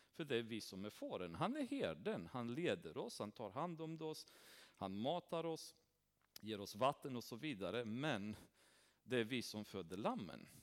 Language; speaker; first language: Swedish; non-native, fluent; Romanian